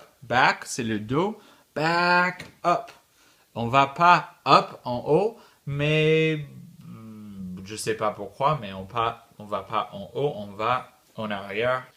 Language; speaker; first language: French; non-native, fluent; English